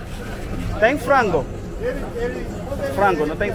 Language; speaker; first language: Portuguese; non-native, learner; English